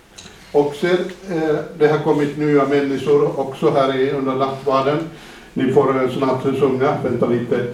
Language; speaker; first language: Swedish; non-native, fluent; Finnish